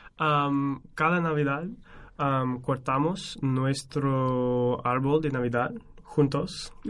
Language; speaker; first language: Spanish; non-native, fluent; English